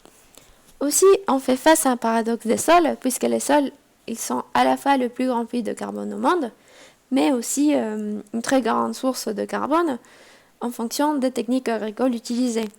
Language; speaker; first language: French; non-native, fluent; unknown